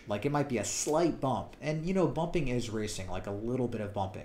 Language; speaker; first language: English; native; English